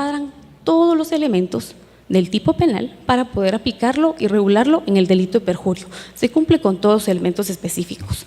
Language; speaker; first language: Spanish; native; Spanish